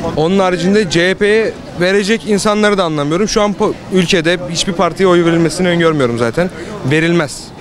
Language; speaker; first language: Turkish; native; Turkish